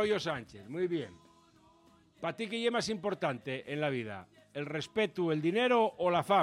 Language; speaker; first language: Spanish; native; Spanish